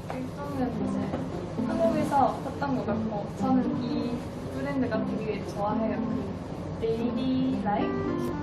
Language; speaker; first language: Korean; non-native, fluent; French